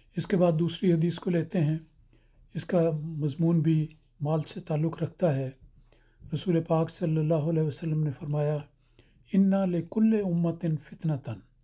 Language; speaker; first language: Urdu; native; Urdu